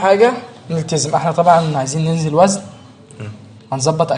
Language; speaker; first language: Arabic; native; Arabic